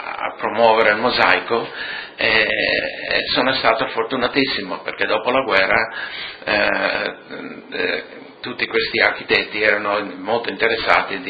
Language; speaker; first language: Italian; non-native, local second language; Friulian